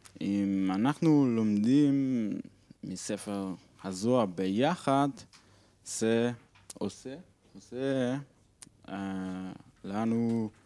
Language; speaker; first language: Hebrew; non-native, learner; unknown